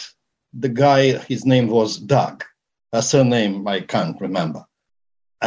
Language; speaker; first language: English; non-native, fluent; Serbian